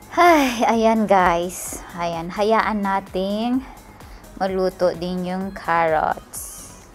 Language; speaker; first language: Filipino; non-native, local second language; Bikol